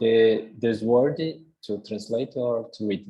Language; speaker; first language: English; non-native, learner; Portuguese